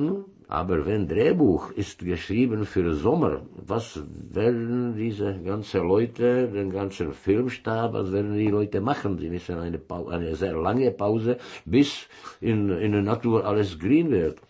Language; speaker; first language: German; non-native, learner; Czech